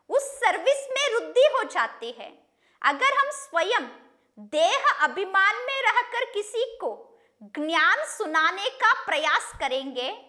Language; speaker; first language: Hindi; non-native, local second language; Kannada